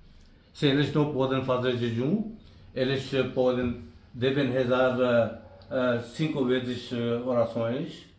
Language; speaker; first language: Portuguese; non-native, fluent; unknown